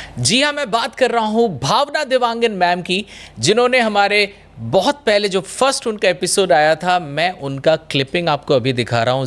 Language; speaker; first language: Hindi; non-native, local second language; Bangla